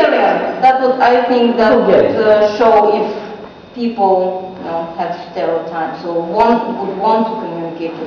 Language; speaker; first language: English; non-native, fluent; Turkish